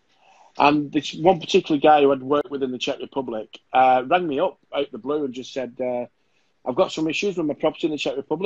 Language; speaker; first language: English; native; English